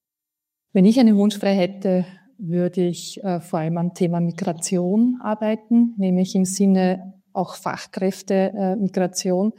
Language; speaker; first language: German; native; German